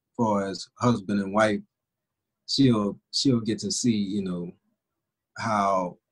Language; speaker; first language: English; native; English